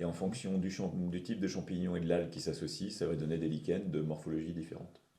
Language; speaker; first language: French; native; French